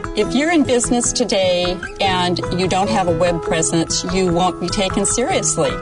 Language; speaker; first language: English; early bilingual, other home language; Arabic